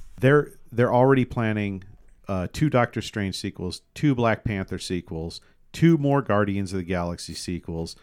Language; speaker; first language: English; native; English